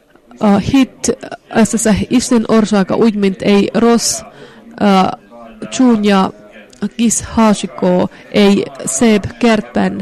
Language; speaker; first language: Hungarian; non-native, fluent; Finnish